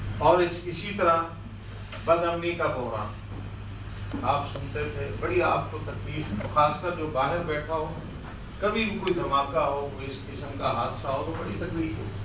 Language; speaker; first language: Urdu; non-native, local second language; Saraiki